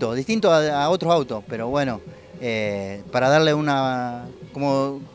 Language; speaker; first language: Spanish; native; Spanish